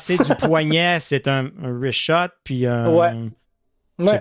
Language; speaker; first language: French; native; French